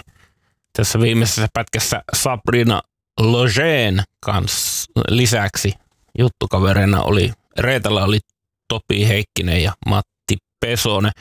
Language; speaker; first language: Finnish; native; Finnish